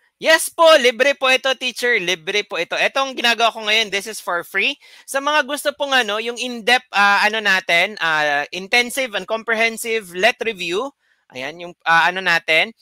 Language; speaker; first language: Filipino; native; Filipino